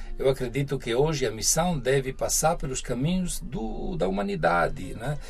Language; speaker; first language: Portuguese; non-native, fluent; Italian